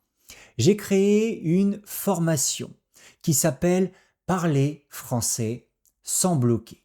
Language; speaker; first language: French; native; French